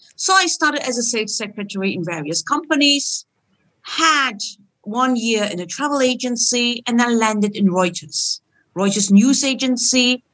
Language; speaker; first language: English; non-native, fluent; Turkish